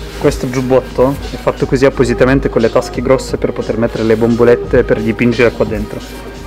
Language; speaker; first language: Italian; early bilingual, other home language; Russian